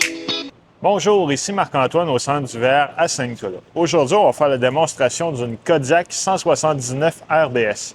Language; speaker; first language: French; native; French